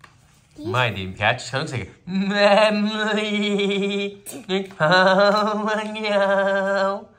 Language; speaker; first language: Dutch; native; Dutch